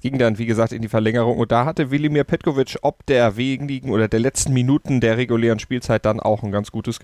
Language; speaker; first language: German; native; German